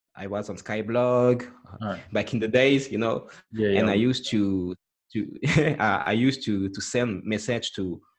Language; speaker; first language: English; non-native, fluent; French